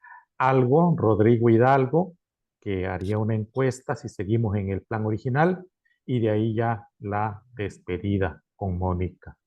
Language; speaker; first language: Spanish; native; Spanish